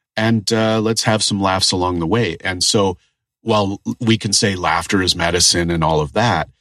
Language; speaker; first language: English; native; English